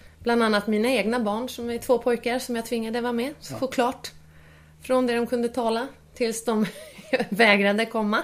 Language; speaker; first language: Swedish; native; Swedish